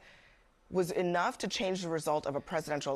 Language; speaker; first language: English; native; English